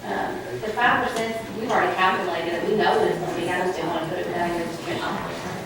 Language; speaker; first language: English; native; English